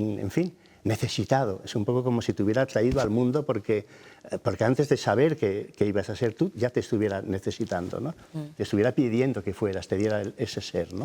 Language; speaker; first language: Spanish; native; Spanish